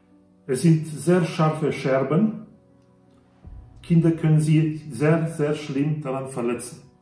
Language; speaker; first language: German; non-native, fluent; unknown